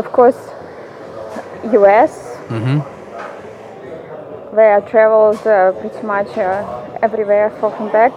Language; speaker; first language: English; non-native, fluent; Russian